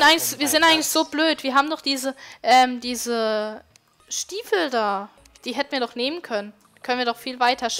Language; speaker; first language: German; native; German